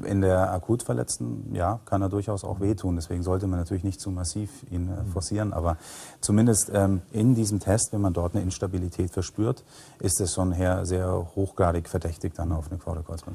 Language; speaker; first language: German; native; German